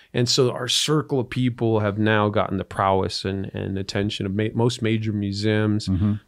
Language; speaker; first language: English; native; English